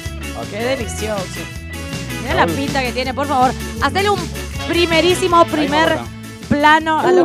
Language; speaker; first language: Spanish; native; Spanish